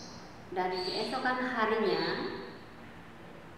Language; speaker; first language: Indonesian; native; Indonesian